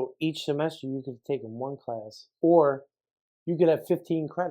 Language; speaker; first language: English; native; English